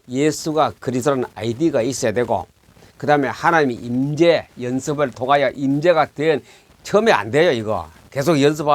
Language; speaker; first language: Korean; native; Korean